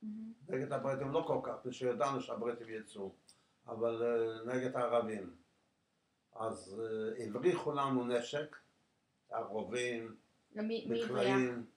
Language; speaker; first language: Hebrew; non-native, fluent; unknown